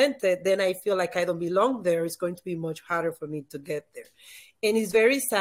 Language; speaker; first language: English; non-native, fluent; Spanish